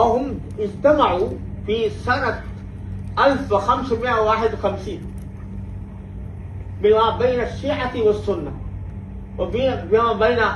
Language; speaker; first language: Arabic; non-native, fluent; Urdu